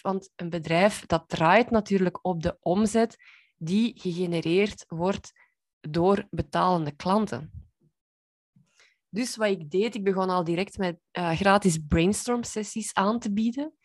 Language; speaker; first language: Dutch; native; Dutch